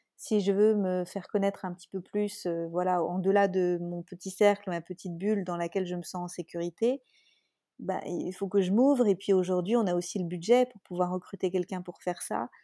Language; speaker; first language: French; native; French